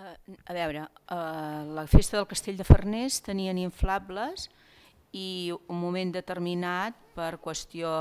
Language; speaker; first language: Catalan; native; Catalan